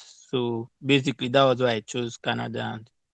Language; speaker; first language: English; non-native, local second language; Yoruba